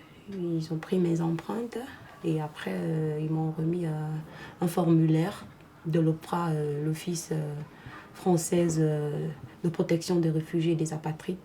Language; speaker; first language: French; non-native, local second language; Lingala